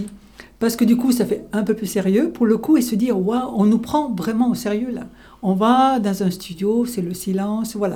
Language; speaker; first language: French; native; French